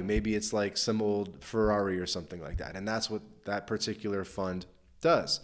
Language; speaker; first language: English; native; English